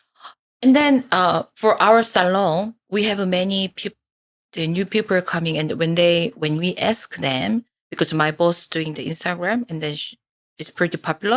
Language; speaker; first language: English; non-native, fluent; Korean